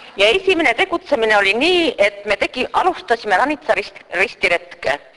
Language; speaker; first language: Estonian; native; Estonian